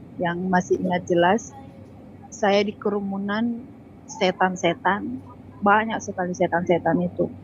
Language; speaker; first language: Indonesian; native; Indonesian